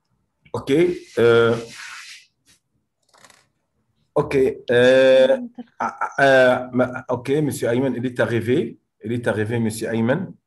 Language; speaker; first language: French; non-native, fluent; Arabic